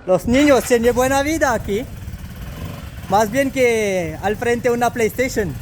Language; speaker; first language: Spanish; non-native, learner; French